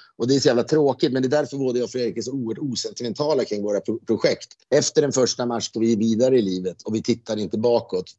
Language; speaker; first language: Swedish; native; Swedish